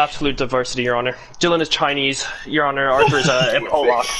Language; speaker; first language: English; native; English